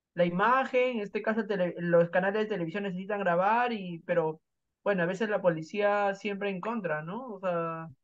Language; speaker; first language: Spanish; native; Spanish